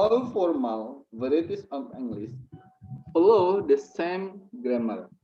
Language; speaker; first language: English; non-native, fluent; Indonesian